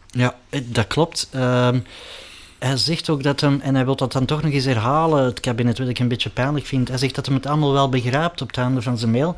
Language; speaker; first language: Dutch; native; Dutch